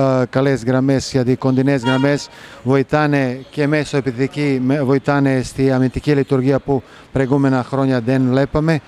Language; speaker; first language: Greek; non-native, fluent; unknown